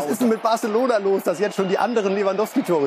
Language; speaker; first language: German; native; German